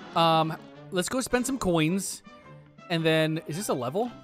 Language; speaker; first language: English; native; English